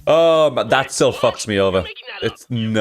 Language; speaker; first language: English; native; English